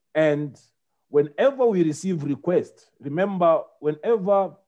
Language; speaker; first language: English; non-native, fluent; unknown